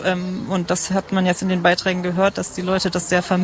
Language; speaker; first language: German; native; German